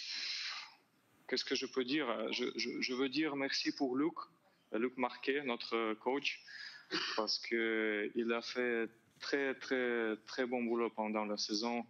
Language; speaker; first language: French; non-native, learner; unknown